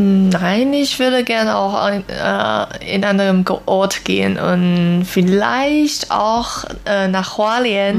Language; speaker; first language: German; non-native, learner; Chinese